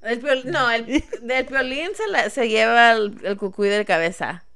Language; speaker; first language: Spanish; early bilingual, heritage; Spanish